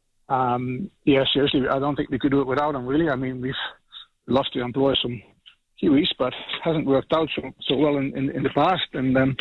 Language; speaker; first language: English; non-native, fluent; Dutch